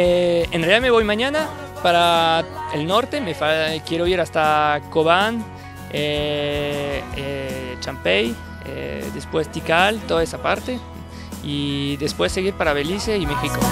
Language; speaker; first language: Spanish; non-native, fluent; French